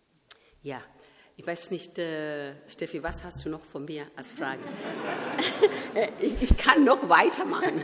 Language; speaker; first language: German; non-native, fluent; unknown